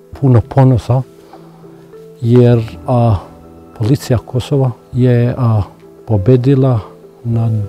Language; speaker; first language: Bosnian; non-native, local second language; Albanian